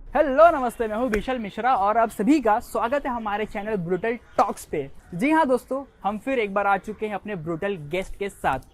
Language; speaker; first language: Hindi; native; Hindi